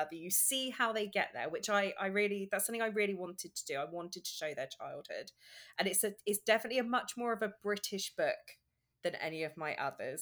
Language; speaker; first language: English; native; English